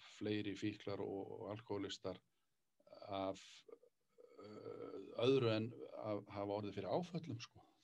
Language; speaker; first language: Icelandic; native; Icelandic